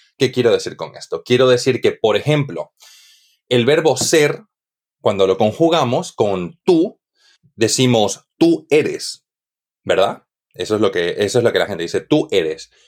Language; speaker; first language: Spanish; native; Spanish